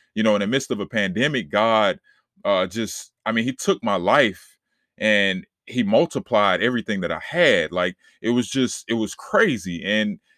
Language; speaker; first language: English; native; English